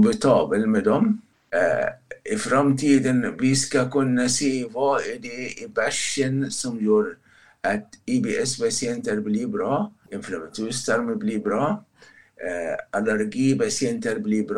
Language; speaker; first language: Swedish; non-native, fluent; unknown